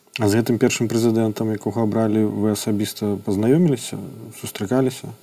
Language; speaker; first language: Belarusian; non-native, local second language; Russian